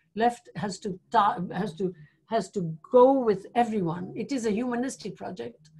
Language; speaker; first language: English; non-native, local second language; Bangla